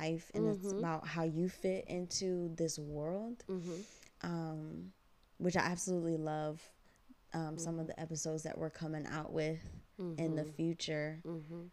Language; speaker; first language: English; native; English